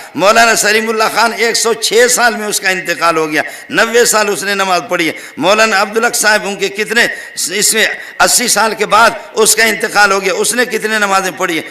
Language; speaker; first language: Urdu; non-native, local second language; Brahui